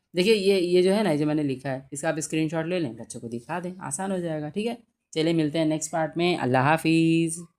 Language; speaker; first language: Hindi; native; Hindi